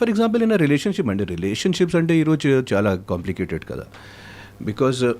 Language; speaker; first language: Telugu; non-native, fluent; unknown